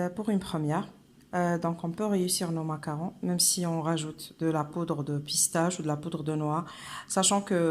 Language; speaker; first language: French; non-native, local second language; Arabic